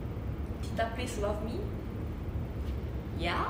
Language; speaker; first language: English; non-native, learner; Korean